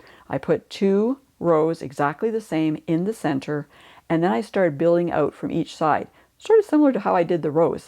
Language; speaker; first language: English; native; English